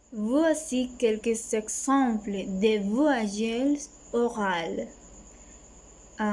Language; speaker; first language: French; non-native, learner; Spanish